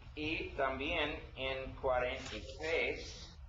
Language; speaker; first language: Spanish; non-native, learner; English